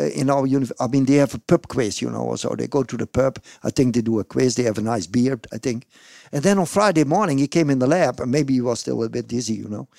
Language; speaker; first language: English; non-native, fluent; Dutch